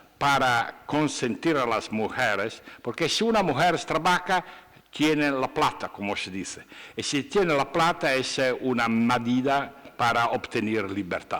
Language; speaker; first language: Spanish; non-native, learner; Italian